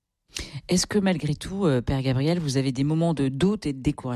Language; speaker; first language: French; native; French